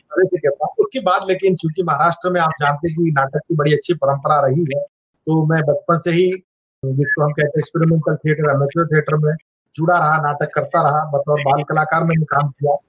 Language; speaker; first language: Hindi; non-native, local second language; Marathi